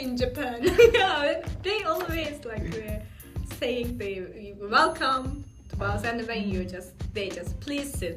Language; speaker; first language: English; non-native, fluent; Turkish